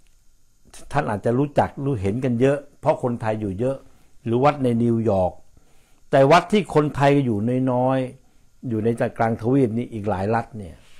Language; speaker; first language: Thai; native; Thai